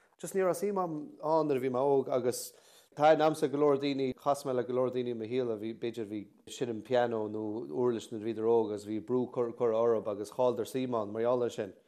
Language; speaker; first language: Irish; native; Irish